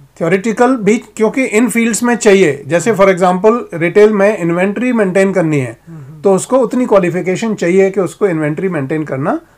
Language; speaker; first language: Hindi; native; Hindi